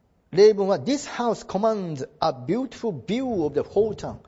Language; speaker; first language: English; non-native, fluent; Japanese